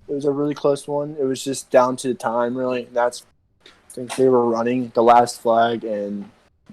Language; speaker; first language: English; native; English